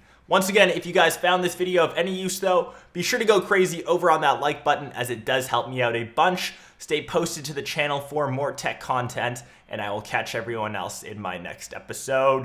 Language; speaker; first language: English; native; English